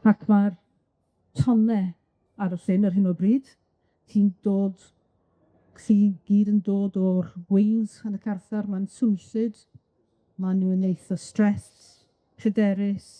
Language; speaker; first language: Welsh; non-native, local second language; English